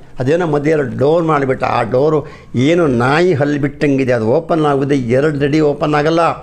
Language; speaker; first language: Kannada; native; Kannada